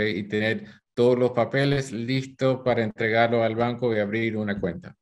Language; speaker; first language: Spanish; early bilingual, heritage; Spanish